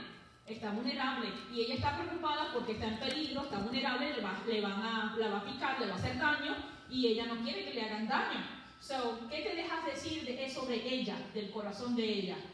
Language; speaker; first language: Spanish; early bilingual, heritage; Spanish